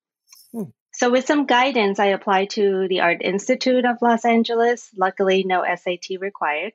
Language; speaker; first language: English; non-native, fluent; Thai